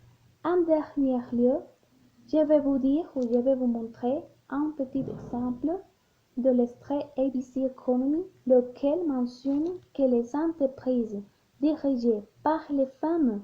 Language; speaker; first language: French; non-native, learner; Spanish